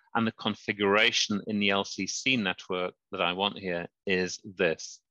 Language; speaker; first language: English; native; English